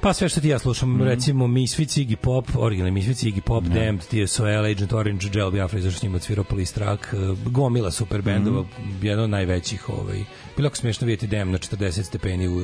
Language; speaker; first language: Serbian; native; Serbian